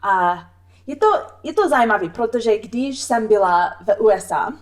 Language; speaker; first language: Czech; non-native, learner; English